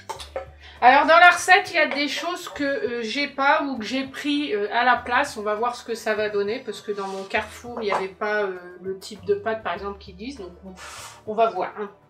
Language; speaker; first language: French; native; French